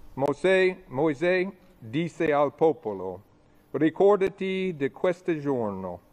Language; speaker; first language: Italian; non-native, learner; English